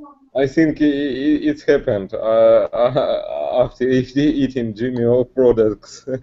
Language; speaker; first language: English; non-native, learner; Russian